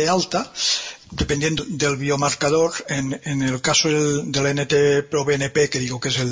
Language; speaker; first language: Spanish; native; Spanish